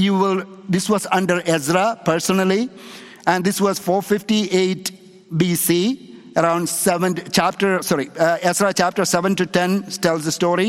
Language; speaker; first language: English; non-native, local second language; Malayalam